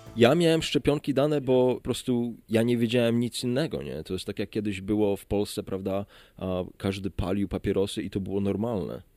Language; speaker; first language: Polish; early bilingual, heritage; Polish